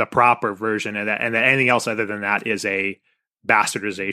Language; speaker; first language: English; native; English